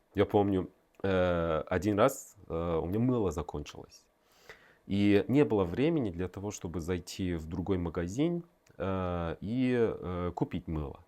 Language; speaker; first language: Russian; non-native, fluent; Persian